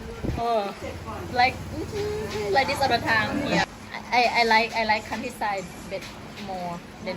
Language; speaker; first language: English; non-native, learner; Thai